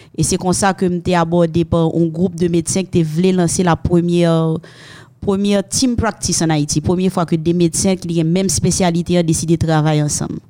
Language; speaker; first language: French; non-native, local second language; Haitian Creole